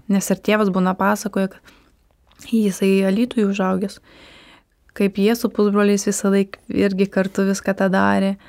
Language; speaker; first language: Lithuanian; non-native, local second language; Romany